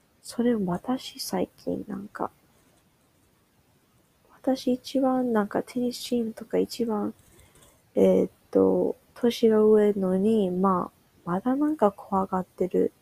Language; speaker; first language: Japanese; non-native, learner; English